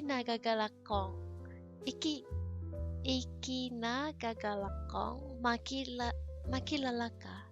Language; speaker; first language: Filipino; non-native, learner; English